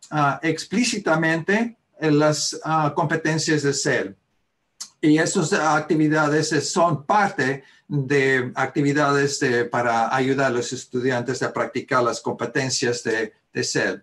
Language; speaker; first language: Spanish; early bilingual, heritage; Spanish